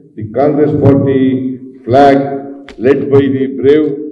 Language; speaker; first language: English; non-native, local second language; Kannada